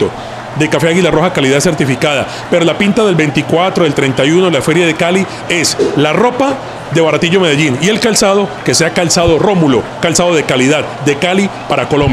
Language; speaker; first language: Spanish; native; Spanish